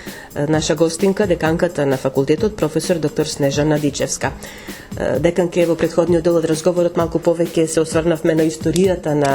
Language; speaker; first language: Macedonian; native; Macedonian